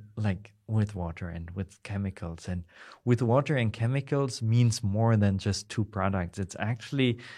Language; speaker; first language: English; non-native, fluent; German